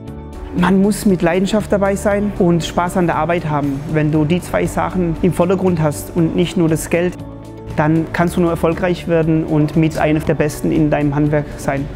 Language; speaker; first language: German; early bilingual, other home language; Polish